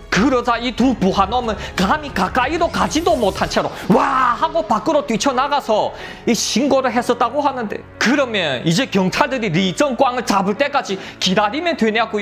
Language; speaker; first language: Korean; native; Korean